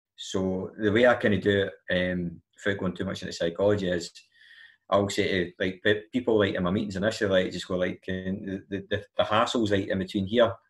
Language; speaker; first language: English; native; English